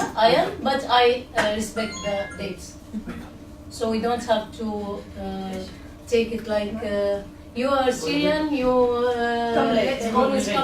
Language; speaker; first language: English; non-native, learner; Arabic